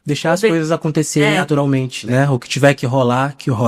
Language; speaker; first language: Portuguese; native; Portuguese